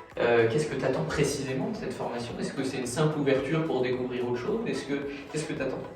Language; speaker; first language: French; native; French